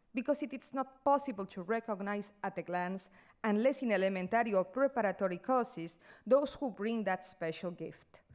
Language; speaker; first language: English; non-native, fluent; Spanish